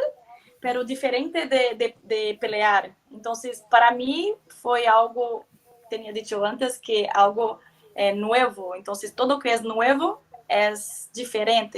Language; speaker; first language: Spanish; non-native, learner; Portuguese